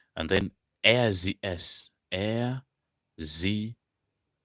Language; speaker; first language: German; non-native, fluent; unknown